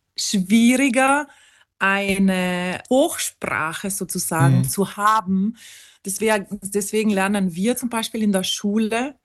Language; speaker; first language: German; non-native, local second language; Ladin